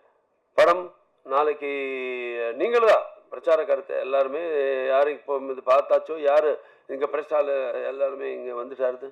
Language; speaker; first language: Tamil; non-native, learner; Telugu